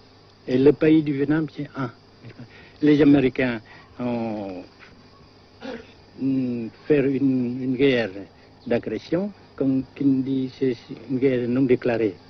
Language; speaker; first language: French; non-native, fluent; Vietnamese